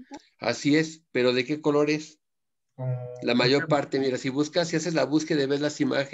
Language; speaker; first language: Spanish; native; Spanish